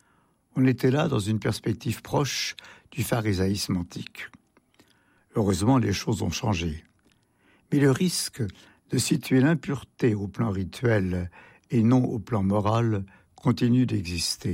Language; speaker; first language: French; native; French